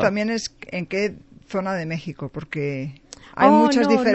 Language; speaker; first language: Spanish; native; Spanish